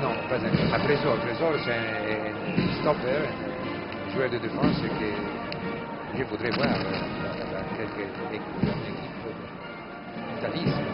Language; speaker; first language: French; non-native, fluent; Italian